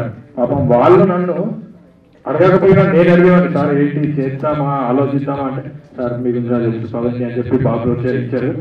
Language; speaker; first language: Telugu; native; Telugu